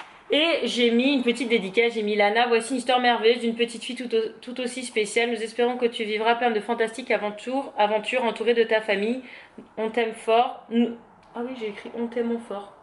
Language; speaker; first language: French; native; French